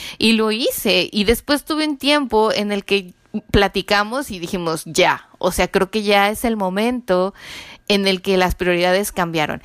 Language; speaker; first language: Spanish; native; Spanish